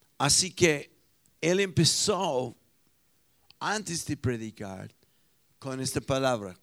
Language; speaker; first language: Spanish; non-native, fluent; English